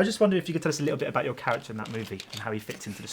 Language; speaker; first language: English; native; English